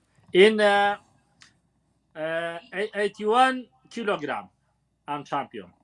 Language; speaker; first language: English; non-native, learner; Kurdish